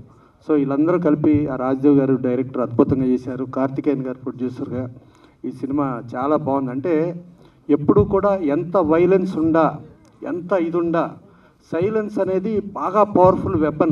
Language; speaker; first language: Telugu; native; Telugu